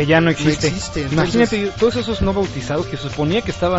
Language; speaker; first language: Spanish; native; Spanish